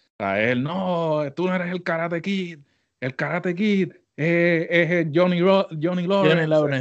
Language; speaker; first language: Spanish; native; Spanish